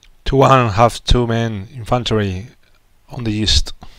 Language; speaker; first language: English; non-native, learner; Spanish